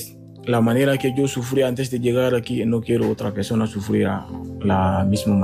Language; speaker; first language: Spanish; non-native, learner; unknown